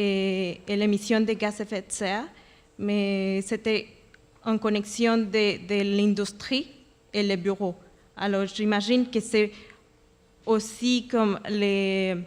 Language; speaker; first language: French; non-native, fluent; Spanish